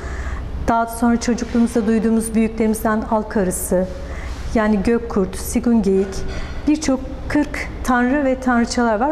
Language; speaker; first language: Turkish; native; Turkish